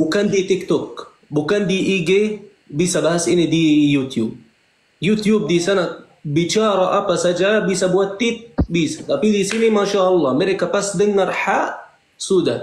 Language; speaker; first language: Indonesian; non-native, fluent; Arabic